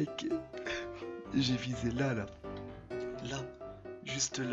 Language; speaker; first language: French; native; French